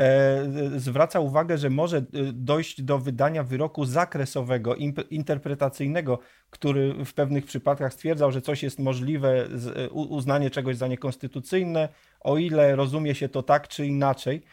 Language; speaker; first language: Polish; native; Polish